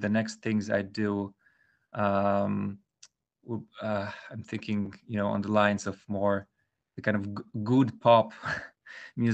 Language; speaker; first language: English; non-native, fluent; Polish